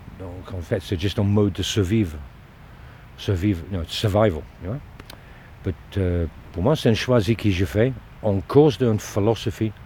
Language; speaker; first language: French; non-native, learner; English